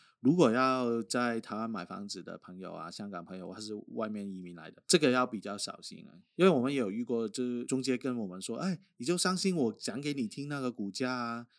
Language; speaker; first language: Chinese; non-native, local second language; Cantonese